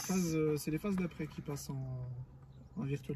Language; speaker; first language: French; native; French